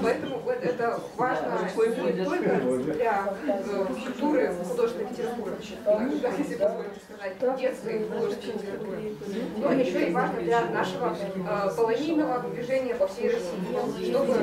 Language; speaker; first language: Russian; non-native, fluent; Polish